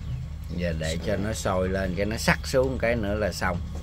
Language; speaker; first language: Vietnamese; native; Vietnamese